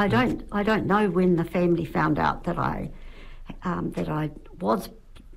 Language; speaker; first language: English; native; English